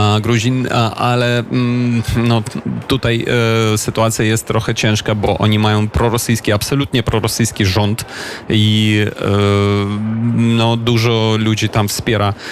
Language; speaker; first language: Polish; non-native, fluent; Ukrainian